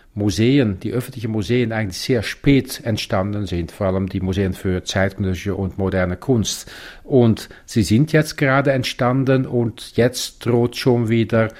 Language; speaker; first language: German; non-native, fluent; Dutch